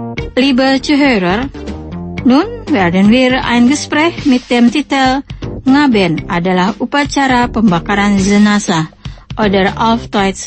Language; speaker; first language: German; non-native, fluent; Indonesian